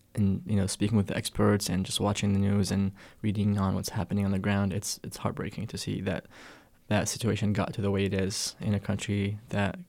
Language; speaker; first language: English; early bilingual, other home language; Arabic